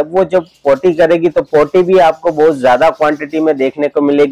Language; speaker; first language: Hindi; native; Hindi